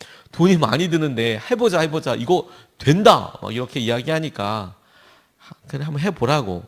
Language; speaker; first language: Korean; native; Korean